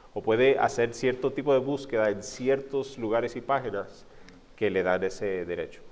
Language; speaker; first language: Spanish; non-native, fluent; English